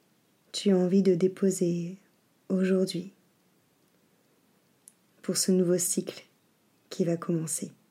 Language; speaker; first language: French; native; French